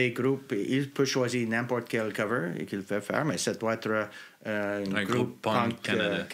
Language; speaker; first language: French; non-native, local second language; English